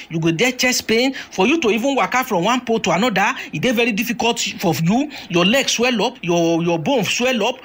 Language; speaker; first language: Nigerian Pidgin; native; Nigerian Pidgin